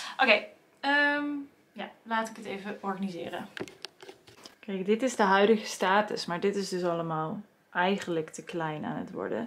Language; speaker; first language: Dutch; native; Dutch